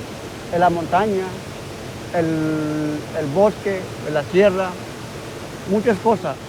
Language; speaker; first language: Spanish; non-native, local second language; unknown